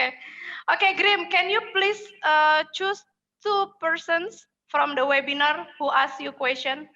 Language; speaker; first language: English; non-native, fluent; Indonesian